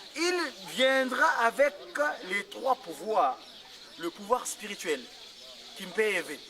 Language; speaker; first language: French; non-native, local second language; Kongo